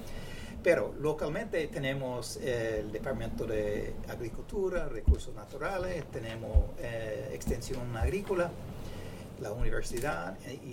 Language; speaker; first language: Spanish; non-native, fluent; English